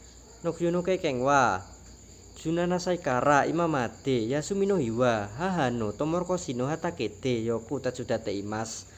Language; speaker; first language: Japanese; non-native, learner; Indonesian